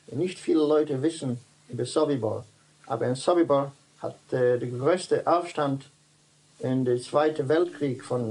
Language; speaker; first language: Dutch; non-native, learner; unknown